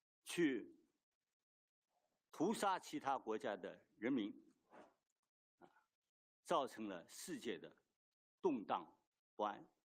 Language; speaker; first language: Chinese; native; Chinese